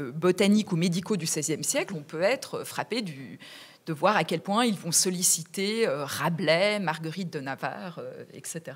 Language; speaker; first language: French; native; French